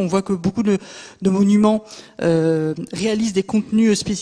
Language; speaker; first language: French; native; French